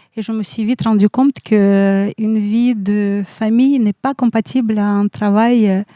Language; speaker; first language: French; non-native, fluent; Russian